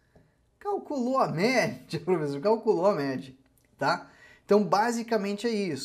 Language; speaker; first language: Portuguese; native; Portuguese